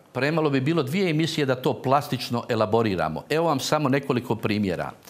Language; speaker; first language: Croatian; native; Croatian